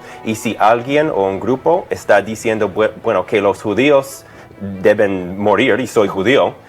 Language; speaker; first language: Spanish; non-native, fluent; English